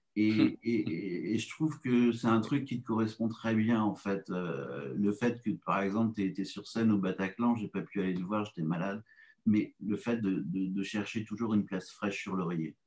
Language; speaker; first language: French; native; French